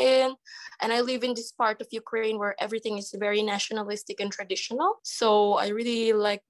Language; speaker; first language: English; non-native, local second language; Iloko